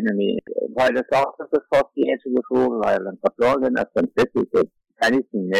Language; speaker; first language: English; native; English